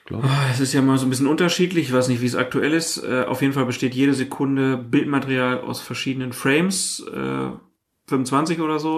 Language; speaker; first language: German; native; German